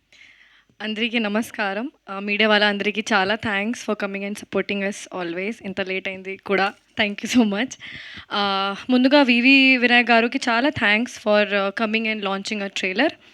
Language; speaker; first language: Telugu; non-native, fluent; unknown